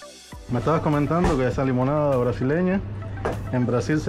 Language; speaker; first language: Spanish; native; Spanish